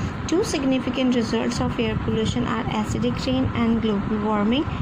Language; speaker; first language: English; non-native, local second language; Urdu